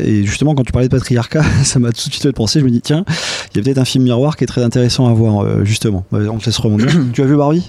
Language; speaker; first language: French; native; French